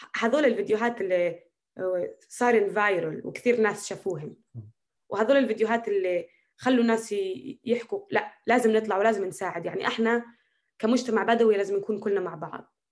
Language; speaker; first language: Arabic; native; Arabic